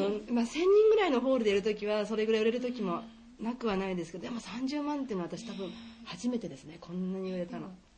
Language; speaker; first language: Japanese; native; Japanese